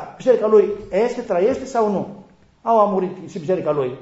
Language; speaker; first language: Romanian; non-native, learner; Greek